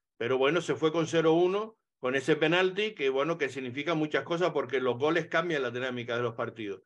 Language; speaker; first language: Spanish; native; Spanish